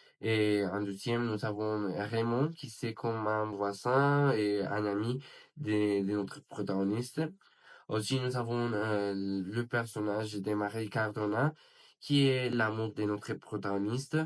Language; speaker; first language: French; non-native, learner; Spanish